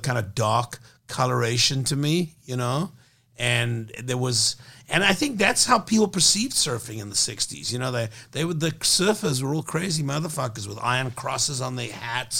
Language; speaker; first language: English; native; English